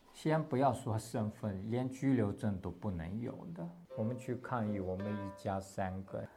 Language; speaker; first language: Chinese; non-native, local second language; Tibetan